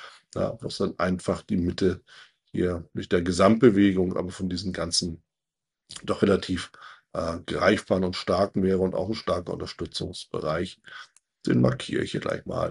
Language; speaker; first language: German; native; German